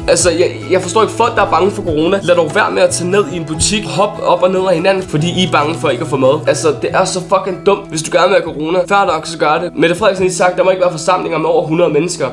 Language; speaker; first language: Danish; native; Danish